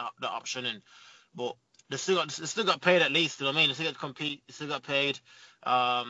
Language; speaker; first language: English; native; English